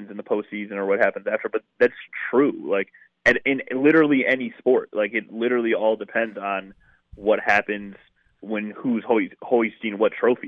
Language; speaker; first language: English; native; English